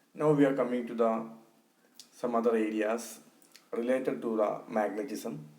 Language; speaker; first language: English; non-native, local second language; Malayalam